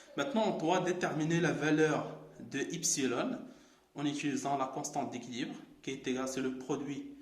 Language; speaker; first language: French; non-native, local second language; Arabic